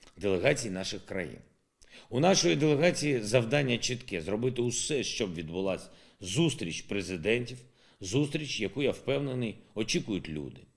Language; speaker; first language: Ukrainian; non-native, local second language; Russian